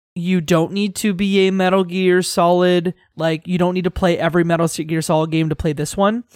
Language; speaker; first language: English; native; English